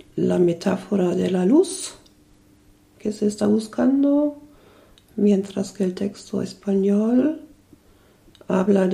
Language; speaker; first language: Spanish; early bilingual, other home language; German